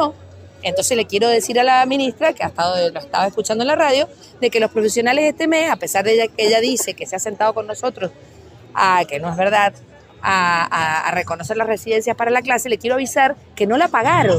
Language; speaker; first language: Spanish; native; Spanish